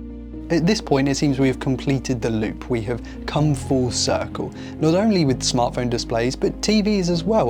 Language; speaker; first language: English; native; English